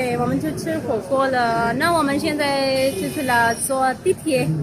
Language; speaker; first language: Chinese; non-native, learner; Urdu